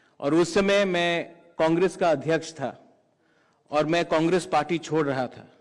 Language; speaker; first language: Hindi; non-native, local second language; Kok Borok